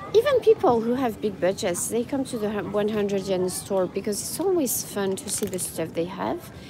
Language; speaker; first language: English; non-native, fluent; French